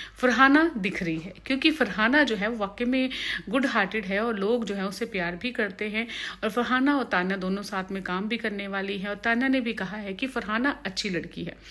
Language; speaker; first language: Hindi; non-native, local second language; Punjabi